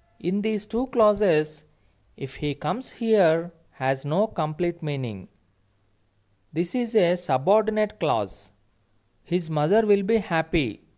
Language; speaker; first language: English; non-native, local second language; Telugu